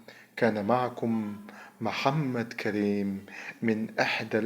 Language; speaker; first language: Arabic; native; Arabic